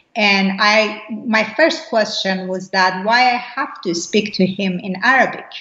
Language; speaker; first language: English; non-native, fluent; Persian